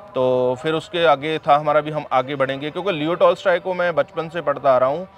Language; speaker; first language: Hindi; native; Hindi